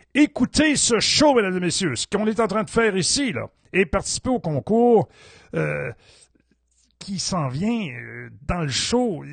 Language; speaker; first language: French; native; French